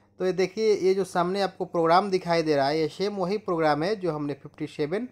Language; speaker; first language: Hindi; native; Hindi